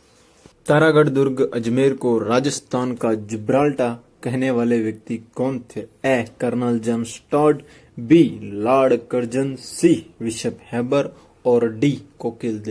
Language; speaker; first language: Hindi; native; Hindi